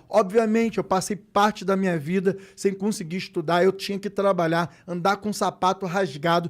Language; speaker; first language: Portuguese; native; Portuguese